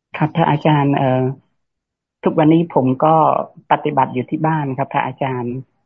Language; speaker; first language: Thai; non-native, fluent; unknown